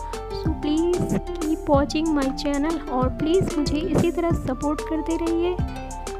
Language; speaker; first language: Hindi; native; Hindi